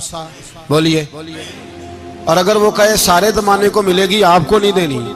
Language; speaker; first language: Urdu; non-native, local second language; Punjabi